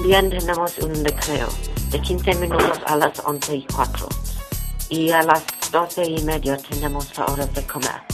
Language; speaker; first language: Spanish; non-native, learner; English